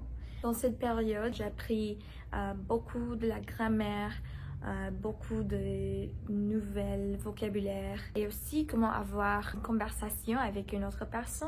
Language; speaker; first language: French; non-native, learner; English